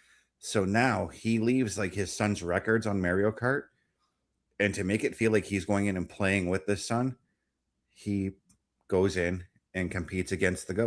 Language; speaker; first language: English; native; English